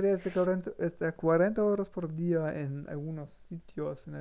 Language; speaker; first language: Spanish; non-native, learner; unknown